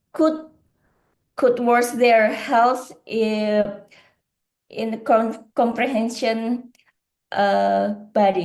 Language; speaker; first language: English; non-native, learner; Indonesian